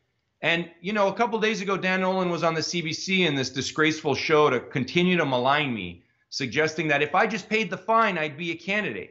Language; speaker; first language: English; native; English